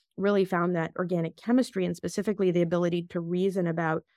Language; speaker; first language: English; early bilingual, other home language; Russian